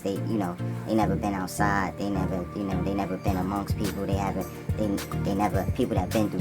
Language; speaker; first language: English; native; English